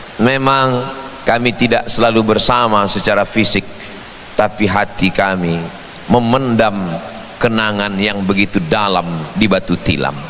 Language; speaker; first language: Indonesian; native; Indonesian